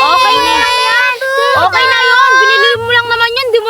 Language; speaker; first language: Filipino; native; Filipino